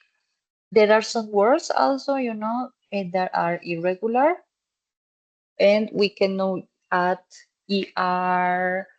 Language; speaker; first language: English; non-native, fluent; Spanish